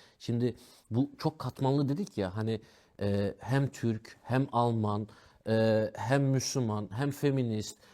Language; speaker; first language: Turkish; early bilingual, heritage; Turkish